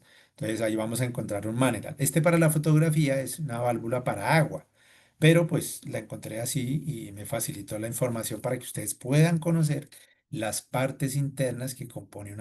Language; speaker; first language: Spanish; native; Spanish